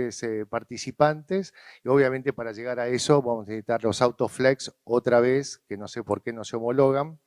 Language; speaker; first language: Spanish; native; Spanish